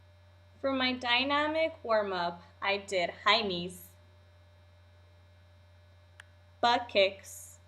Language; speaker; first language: English; native; English